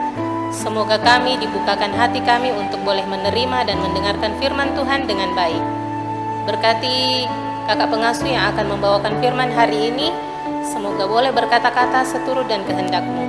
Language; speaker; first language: Indonesian; native; Indonesian